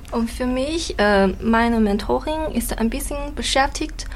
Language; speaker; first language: German; non-native, learner; Chinese